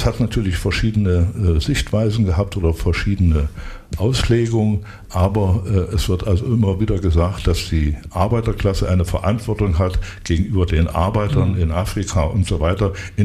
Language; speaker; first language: German; native; German